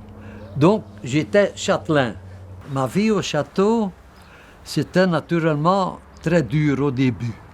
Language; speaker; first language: French; non-native, local second language; Dutch